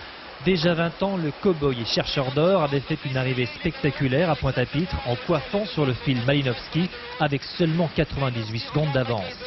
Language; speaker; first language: French; native; French